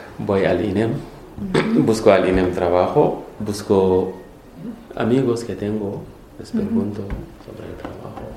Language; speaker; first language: Spanish; non-native, learner; Wolof